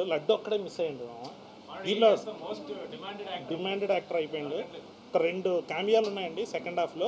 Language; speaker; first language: Telugu; native; Telugu